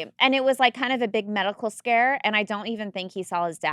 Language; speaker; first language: English; native; English